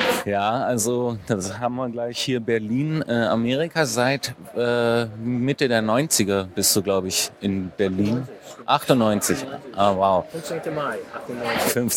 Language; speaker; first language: German; native; German